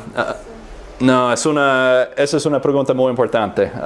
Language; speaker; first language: Spanish; non-native, fluent; English